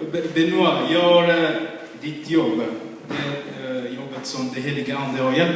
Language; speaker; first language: Swedish; non-native, fluent; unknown